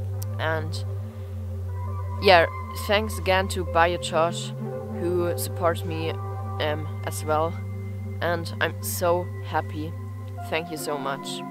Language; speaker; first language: English; non-native, fluent; German